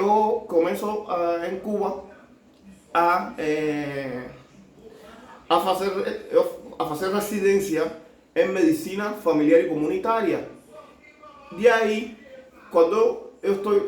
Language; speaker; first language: Portuguese; non-native, learner; Spanish